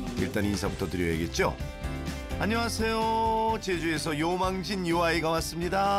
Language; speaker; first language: Korean; native; Korean